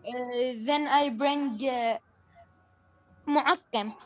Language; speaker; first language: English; non-native, learner; Arabic